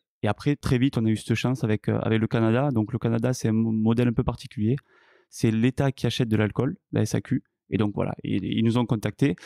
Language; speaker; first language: French; native; French